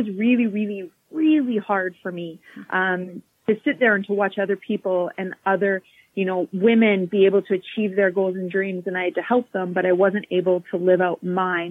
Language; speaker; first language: English; native; English